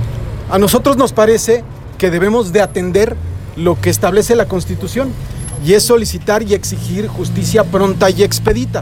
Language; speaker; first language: Spanish; native; Spanish